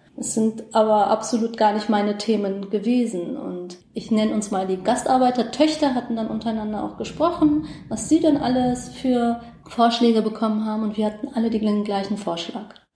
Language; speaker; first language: German; early bilingual, other home language; Kurdish